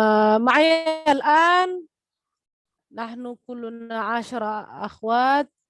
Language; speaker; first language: Arabic; non-native, fluent; Indonesian